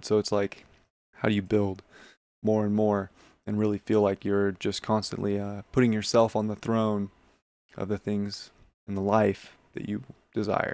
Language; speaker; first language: English; native; English